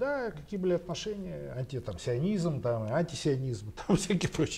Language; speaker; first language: Russian; native; Russian